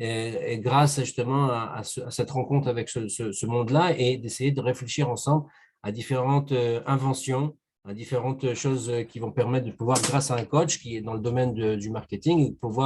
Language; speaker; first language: French; native; French